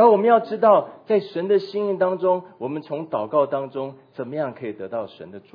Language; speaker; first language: Chinese; native; Chinese